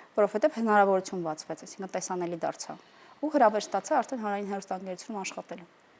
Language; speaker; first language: Armenian; native; Armenian